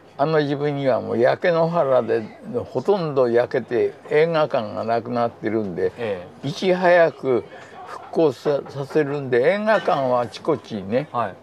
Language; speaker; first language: Japanese; native; Japanese